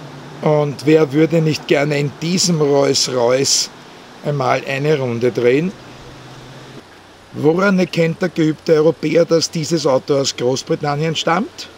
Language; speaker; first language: German; native; German